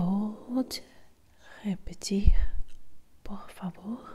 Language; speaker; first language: Portuguese; non-native, learner; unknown